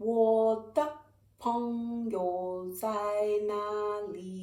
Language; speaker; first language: Chinese; non-native, learner; English